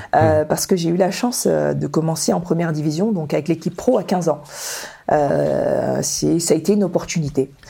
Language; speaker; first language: French; early bilingual, other home language; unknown